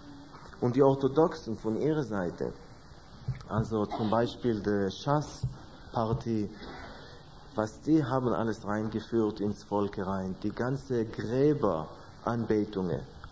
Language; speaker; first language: German; non-native, learner; Hebrew